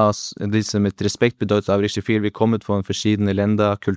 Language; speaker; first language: German; non-native, learner; Norwegian